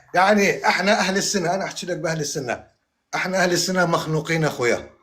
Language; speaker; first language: Arabic; non-native, local second language; Kurdish